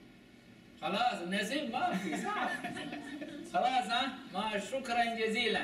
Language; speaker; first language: Arabic; non-native, learner; Chinese